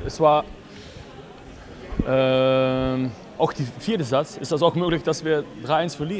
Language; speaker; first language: German; non-native, fluent; Dutch